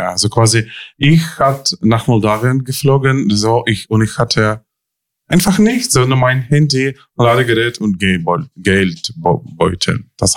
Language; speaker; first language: German; non-native, learner; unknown